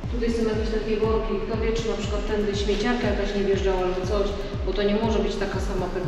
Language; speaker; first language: Polish; native; Polish